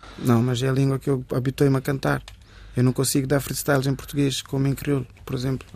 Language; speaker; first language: Portuguese; early bilingual, other home language; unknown